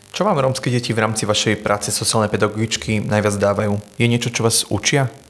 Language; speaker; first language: Slovak; native; Slovak